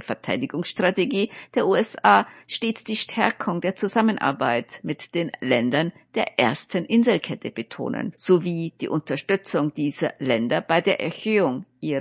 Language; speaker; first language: German; native; German